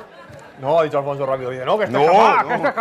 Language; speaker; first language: Spanish; native; Spanish